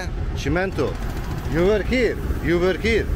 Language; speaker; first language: English; non-native, learner; Turkish